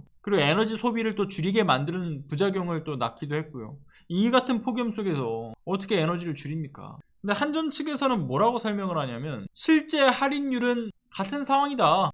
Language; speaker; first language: Korean; native; Korean